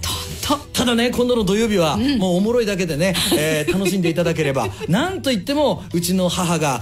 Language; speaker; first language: Japanese; native; Japanese